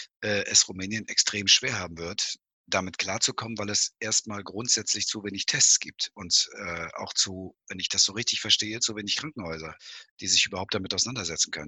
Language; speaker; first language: German; native; German